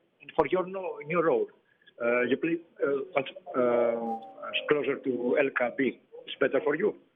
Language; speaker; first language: English; non-native, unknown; Greek